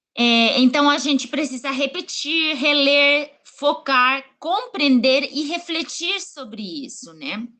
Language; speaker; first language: Portuguese; non-native, fluent; Spanish